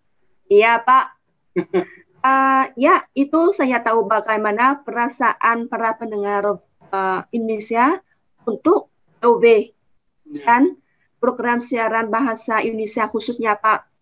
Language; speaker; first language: Indonesian; non-native, fluent; Vietnamese